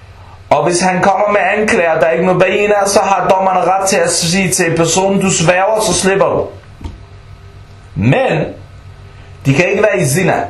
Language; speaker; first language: Danish; early bilingual, other home language; Arabic